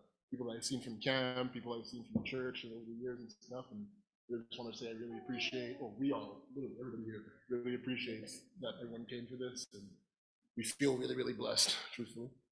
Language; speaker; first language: English; native; English